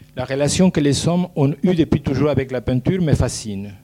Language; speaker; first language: French; non-native, fluent; Spanish